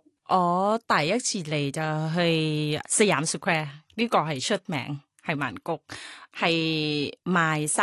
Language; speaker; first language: Cantonese; non-native, learner; Thai